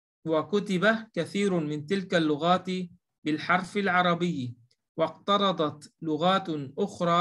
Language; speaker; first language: Arabic; non-native, fluent; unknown